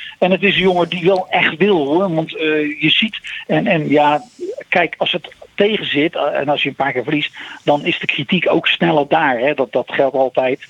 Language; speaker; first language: Dutch; native; Dutch